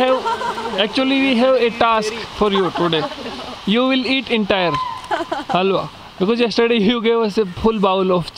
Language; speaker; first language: English; non-native, learner; Hindi